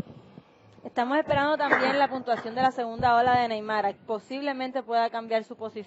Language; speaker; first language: Spanish; native; Spanish